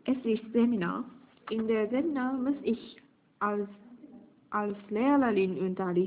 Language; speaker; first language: German; non-native, learner; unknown